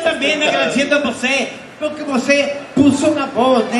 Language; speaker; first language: Portuguese; non-native, learner; Spanish